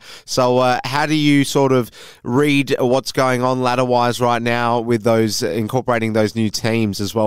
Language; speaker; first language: English; native; English